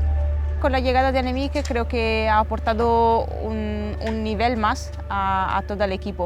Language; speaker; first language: Spanish; non-native, fluent; Italian